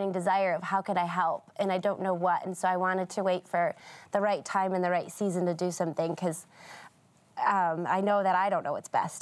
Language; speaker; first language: English; native; English